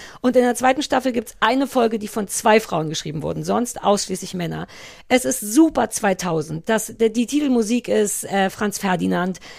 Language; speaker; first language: German; native; German